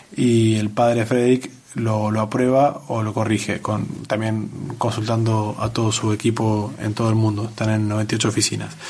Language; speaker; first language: Spanish; native; Spanish